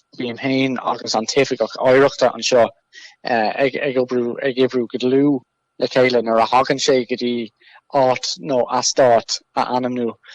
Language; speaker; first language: Irish; non-native, local second language; English